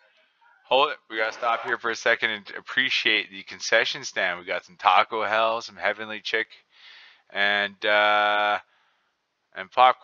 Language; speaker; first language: English; native; English